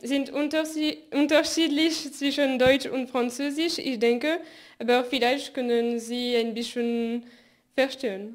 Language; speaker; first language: German; non-native, learner; French